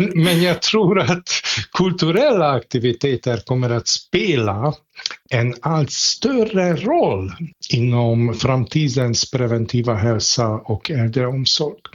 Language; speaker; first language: Swedish; non-native, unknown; Hungarian